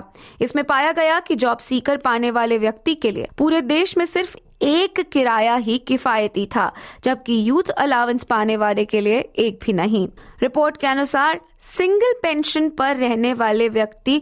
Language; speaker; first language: Hindi; native; Hindi